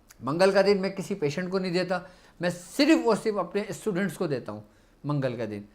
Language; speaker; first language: Urdu; native; Urdu